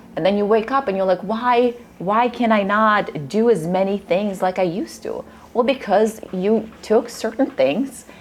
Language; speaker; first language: English; early bilingual, other home language; Russian